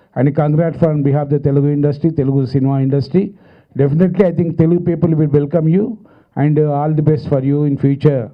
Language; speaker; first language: English; non-native, local second language; Telugu